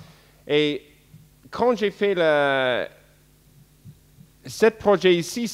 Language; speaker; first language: French; non-native, fluent; English